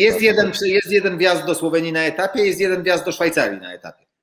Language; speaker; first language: Polish; native; Polish